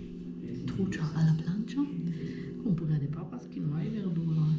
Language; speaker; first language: Spanish; non-native, fluent; German